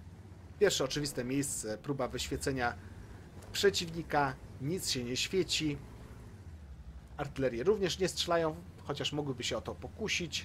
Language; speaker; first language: Polish; native; Polish